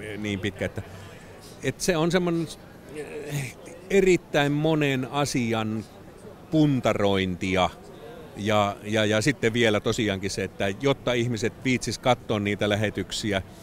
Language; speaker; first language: Finnish; native; Finnish